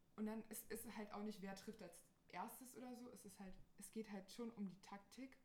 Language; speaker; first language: German; non-native, fluent; Portuguese